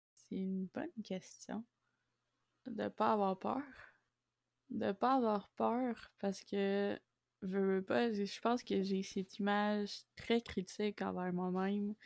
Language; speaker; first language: French; early bilingual, other home language; Spanish